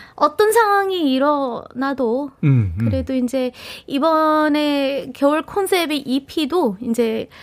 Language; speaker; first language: Korean; non-native, fluent; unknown